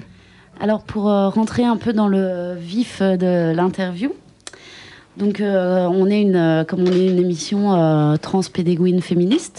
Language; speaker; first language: French; native; French